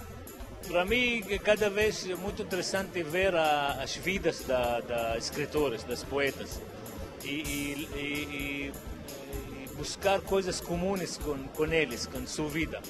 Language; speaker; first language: Portuguese; non-native, fluent; Arabic